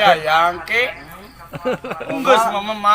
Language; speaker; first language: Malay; non-native, local second language; Sundanese